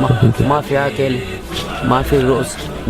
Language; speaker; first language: Arabic; non-native, learner; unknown